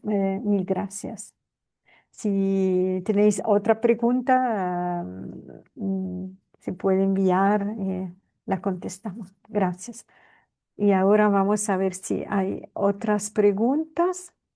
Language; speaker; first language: Spanish; non-native, fluent; Italian